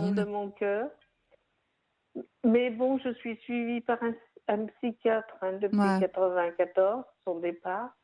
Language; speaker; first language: French; native; French